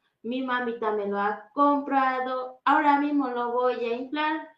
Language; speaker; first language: Spanish; native; Spanish